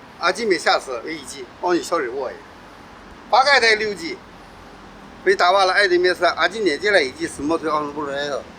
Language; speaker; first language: Russian; non-native, learner; Chinese